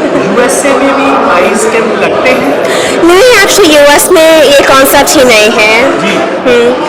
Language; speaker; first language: Hindi; non-native, local second language; Punjabi